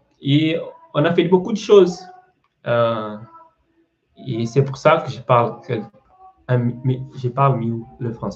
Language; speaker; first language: French; non-native, learner; Portuguese